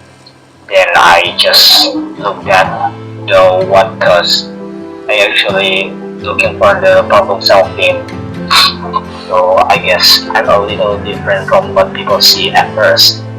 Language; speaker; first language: English; non-native, learner; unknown